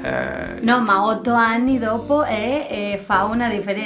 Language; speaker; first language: Italian; non-native, learner; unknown